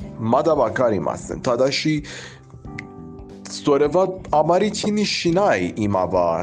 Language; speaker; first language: Japanese; non-native, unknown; Persian